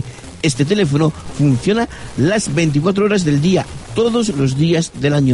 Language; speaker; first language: Spanish; native; Spanish